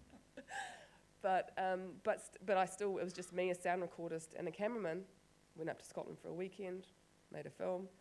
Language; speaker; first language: English; native; English